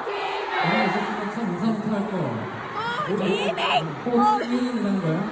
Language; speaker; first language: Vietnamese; non-native, learner; Korean